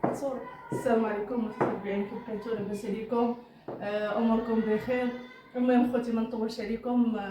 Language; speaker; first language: Arabic; native; Arabic